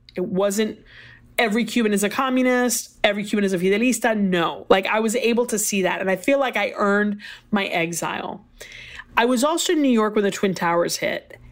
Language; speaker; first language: English; early bilingual, other home language; Spanish